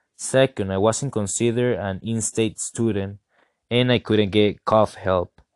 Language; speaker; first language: English; non-native, fluent; Spanish